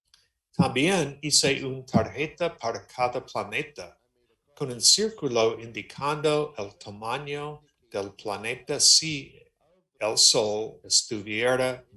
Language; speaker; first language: Spanish; non-native, learner; English